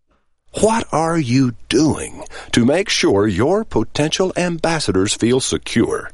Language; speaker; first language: English; native; English